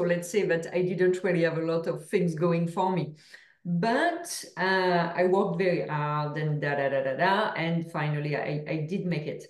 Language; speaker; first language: English; non-native, fluent; French